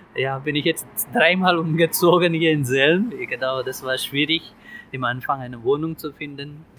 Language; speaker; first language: German; non-native, fluent; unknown